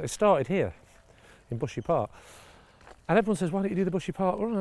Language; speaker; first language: English; native; English